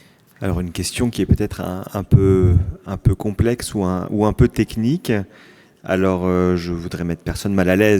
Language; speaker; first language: French; native; French